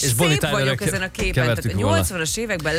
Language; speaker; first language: Hungarian; native; Hungarian